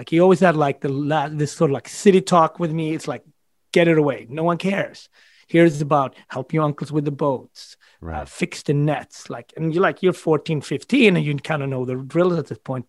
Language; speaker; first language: English; non-native, fluent; Swedish